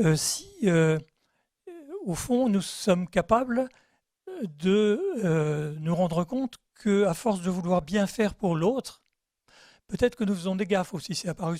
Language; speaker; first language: French; native; French